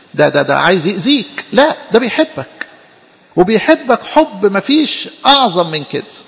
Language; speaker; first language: Arabic; native; Arabic